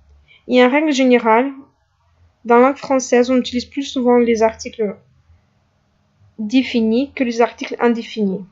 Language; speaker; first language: French; non-native, fluent; Russian